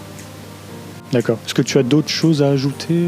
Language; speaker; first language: French; native; French